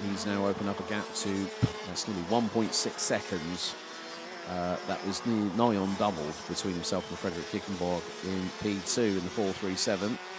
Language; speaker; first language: English; non-native, fluent; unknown